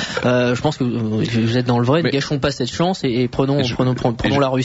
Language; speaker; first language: French; native; French